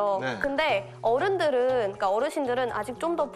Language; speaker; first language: Korean; non-native, fluent; Russian